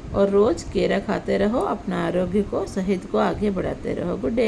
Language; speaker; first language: Hindi; non-native, local second language; Telugu